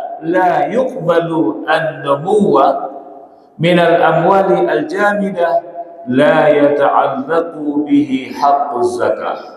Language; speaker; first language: Arabic; non-native, fluent; Indonesian